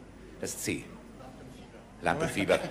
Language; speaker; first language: German; native; German